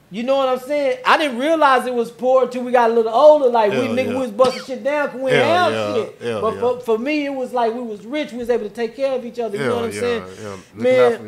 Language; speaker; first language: English; native; English